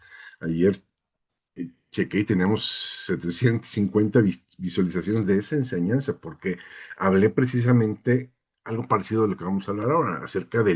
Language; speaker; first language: Spanish; native; Spanish